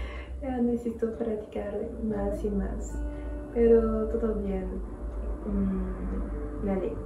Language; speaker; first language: Spanish; non-native, learner; French